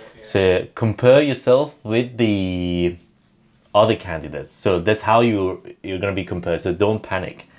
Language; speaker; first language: English; non-native, fluent; Persian